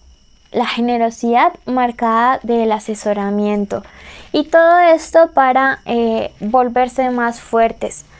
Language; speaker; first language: Spanish; native; Spanish